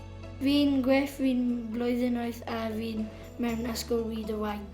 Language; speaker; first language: Welsh; non-native, local second language; English